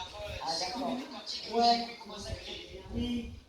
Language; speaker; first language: French; native; French